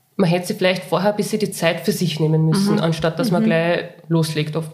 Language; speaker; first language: German; native; German